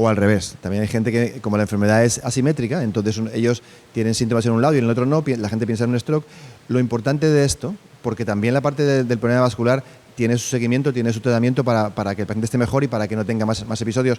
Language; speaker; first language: Spanish; native; Spanish